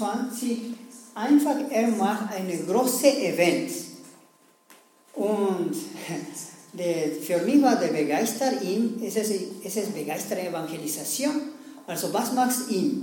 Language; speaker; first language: German; non-native, learner; Spanish